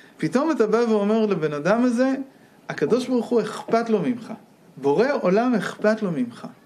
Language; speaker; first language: Hebrew; non-native, fluent; English